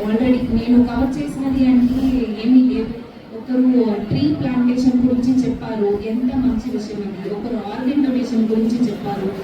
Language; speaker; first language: Telugu; non-native, fluent; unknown